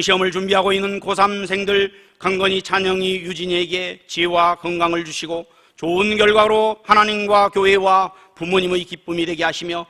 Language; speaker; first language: Korean; native; Korean